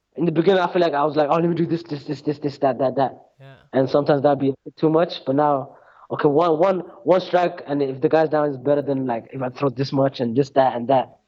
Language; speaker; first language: English; native; English